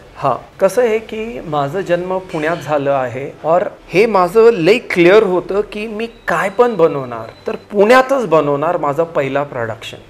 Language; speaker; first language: Marathi; non-native, local second language; Punjabi